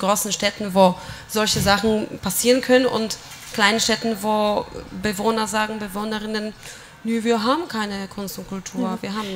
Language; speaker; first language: German; non-native, fluent; Polish